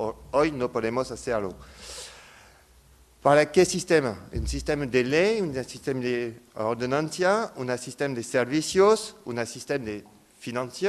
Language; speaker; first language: Spanish; non-native, fluent; French